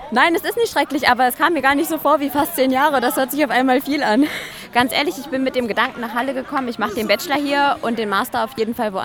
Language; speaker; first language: German; native; German